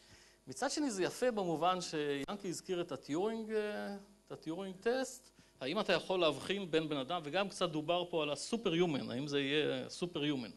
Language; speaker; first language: Hebrew; native; Hebrew